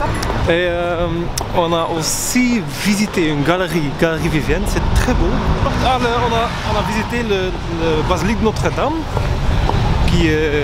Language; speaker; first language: French; non-native, learner; Dutch